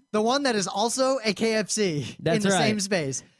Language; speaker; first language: English; native; English